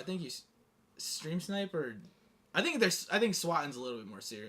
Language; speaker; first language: English; native; English